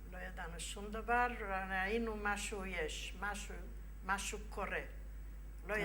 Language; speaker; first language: Hebrew; non-native, fluent; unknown